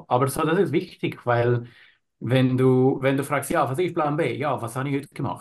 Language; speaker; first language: German; non-native, learner; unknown